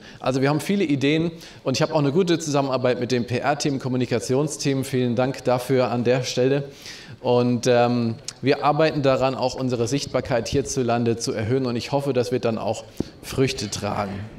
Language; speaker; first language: German; native; German